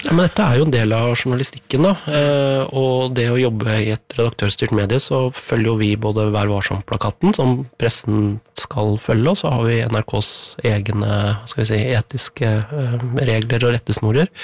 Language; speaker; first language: Norwegian; native; Norwegian